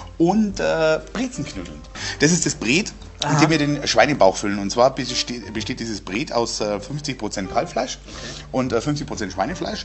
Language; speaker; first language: German; native; German